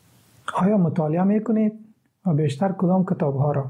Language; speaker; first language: Persian; native; Persian